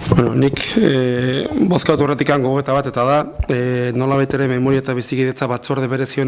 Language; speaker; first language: Basque; native; Basque